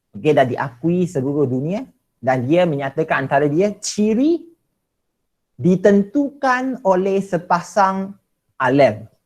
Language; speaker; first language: Malay; non-native, local second language; Chinese